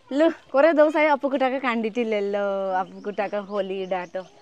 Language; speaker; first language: Malayalam; non-native, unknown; Nepali